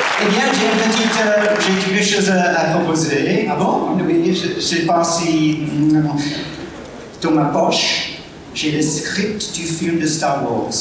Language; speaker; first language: French; non-native, learner; English